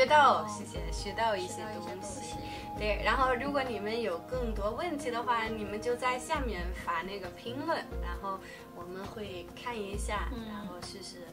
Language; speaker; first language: Chinese; non-native, fluent; Danish